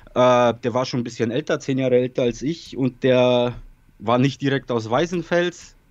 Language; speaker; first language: German; early bilingual, other home language; Polish